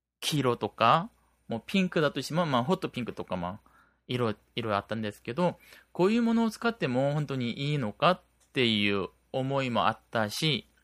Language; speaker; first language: Japanese; non-native, fluent; Korean